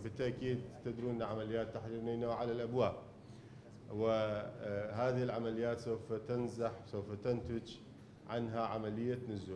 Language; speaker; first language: Arabic; native; Arabic